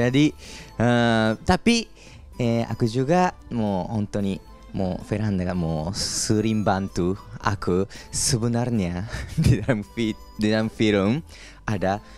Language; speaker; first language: Indonesian; non-native, fluent; Japanese